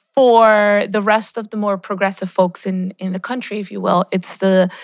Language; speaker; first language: English; early bilingual, other home language; Spanish